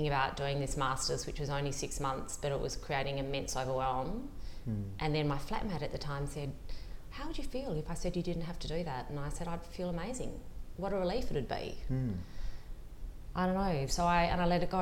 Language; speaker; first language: English; native; English